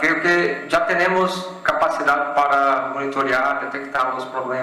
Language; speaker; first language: Spanish; non-native, fluent; Portuguese